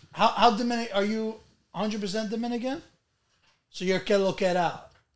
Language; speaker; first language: English; early bilingual, other home language; Italian